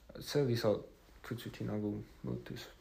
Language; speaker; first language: Estonian; non-native, fluent; English